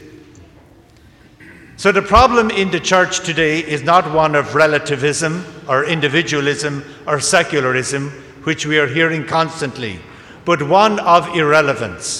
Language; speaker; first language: English; native; English